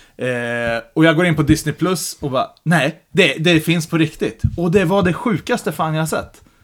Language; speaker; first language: Swedish; native; Swedish